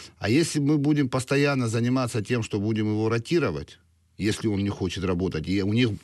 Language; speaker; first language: Russian; non-native, local second language; Georgian